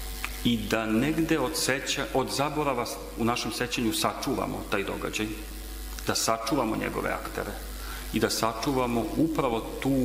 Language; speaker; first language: Serbian; native; Serbian